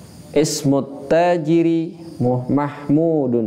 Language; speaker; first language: Arabic; non-native, fluent; Indonesian